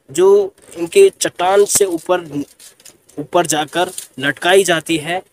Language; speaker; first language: Hindi; native; Hindi